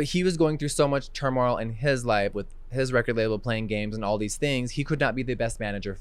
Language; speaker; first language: English; native; English